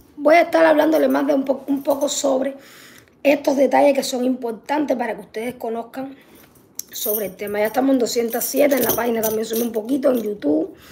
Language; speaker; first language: Spanish; native; Spanish